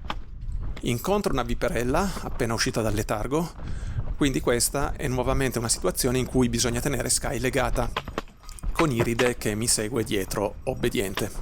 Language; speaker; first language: Italian; native; Italian